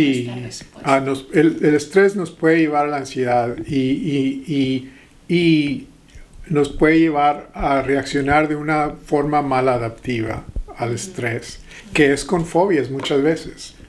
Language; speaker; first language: Spanish; early bilingual, heritage; Spanish